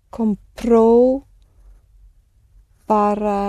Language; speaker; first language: Portuguese; non-native, learner; English